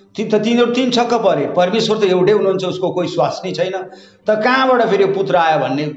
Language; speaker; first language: Nepali; native; Nepali